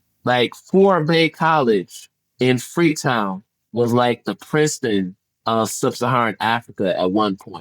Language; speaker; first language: English; early bilingual, other home language; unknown